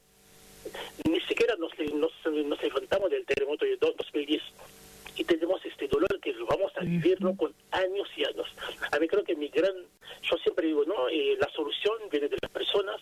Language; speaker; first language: Spanish; non-native, fluent; Haitian Creole